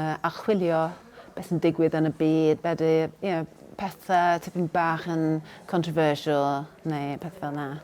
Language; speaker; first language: Welsh; non-native, fluent; English